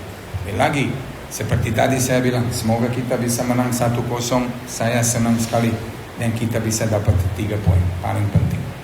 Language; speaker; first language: Indonesian; non-native, fluent; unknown